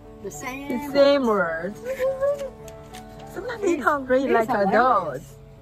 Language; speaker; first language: English; non-native, learner; Chinese